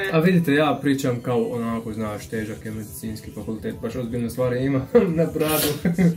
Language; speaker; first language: Bosnian; non-native, fluent; Arabic